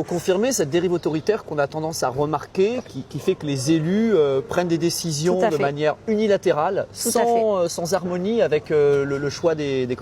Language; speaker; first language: French; native; French